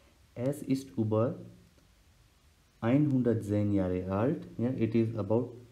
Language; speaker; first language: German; non-native, learner; Hindi